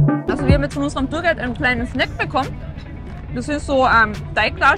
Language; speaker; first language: German; native; German